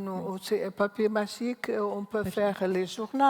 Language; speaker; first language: French; non-native, learner; Portuguese